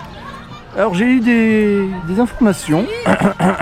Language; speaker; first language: French; native; French